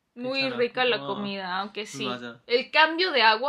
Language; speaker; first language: Spanish; non-native, fluent; Korean